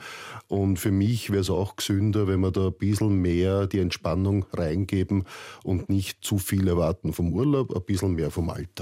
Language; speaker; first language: German; native; German